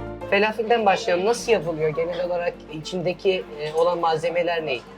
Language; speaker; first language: Turkish; native; Turkish